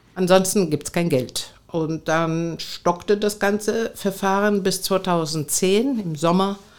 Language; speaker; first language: German; non-native, fluent; Greek